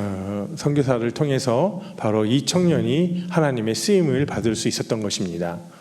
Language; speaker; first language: Korean; native; Korean